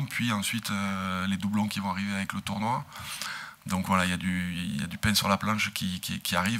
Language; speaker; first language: French; native; French